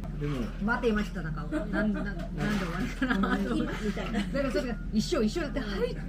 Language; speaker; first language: Japanese; non-native, learner; Korean